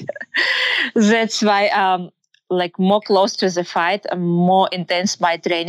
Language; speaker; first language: English; non-native, learner; Russian